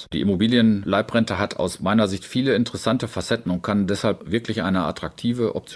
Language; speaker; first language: German; native; German